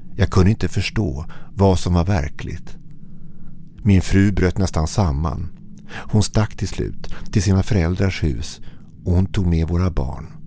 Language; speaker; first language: Swedish; native; Swedish